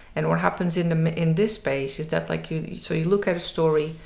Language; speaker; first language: English; non-native, fluent; Portuguese